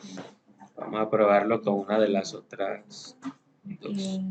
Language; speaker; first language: Spanish; native; Spanish